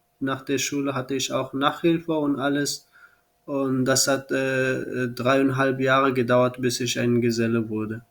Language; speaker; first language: German; non-native, fluent; Pashto